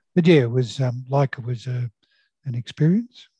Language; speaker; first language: English; native; English